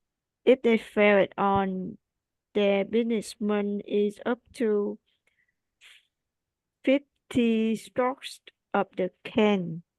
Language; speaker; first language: English; non-native, learner; Vietnamese